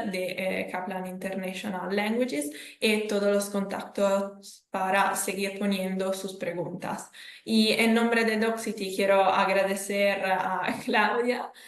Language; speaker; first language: Spanish; non-native, fluent; Italian